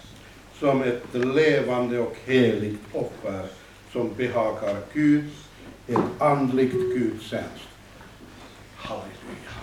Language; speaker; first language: Swedish; non-native, fluent; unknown